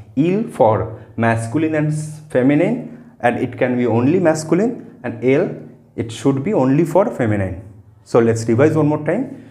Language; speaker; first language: English; non-native, local second language; Bangla